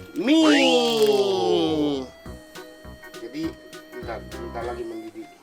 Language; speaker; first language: Indonesian; non-native, fluent; Japanese